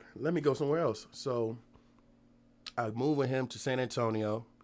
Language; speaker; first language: English; native; English